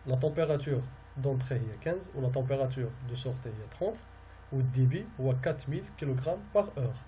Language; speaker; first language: French; non-native, local second language; Arabic